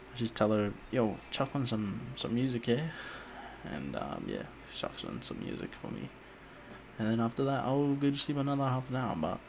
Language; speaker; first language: English; native; English